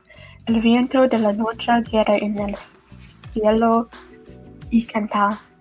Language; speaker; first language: Spanish; non-native, learner; English